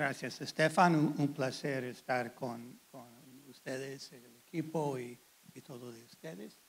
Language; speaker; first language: Spanish; non-native, fluent; English